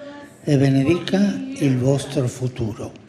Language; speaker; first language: Italian; non-native, fluent; Spanish